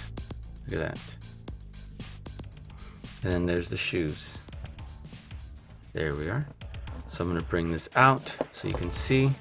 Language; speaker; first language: English; native; English